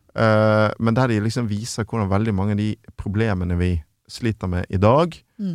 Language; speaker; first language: Norwegian; native; Norwegian